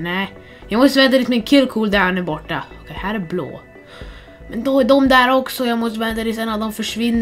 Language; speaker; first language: Swedish; non-native, fluent; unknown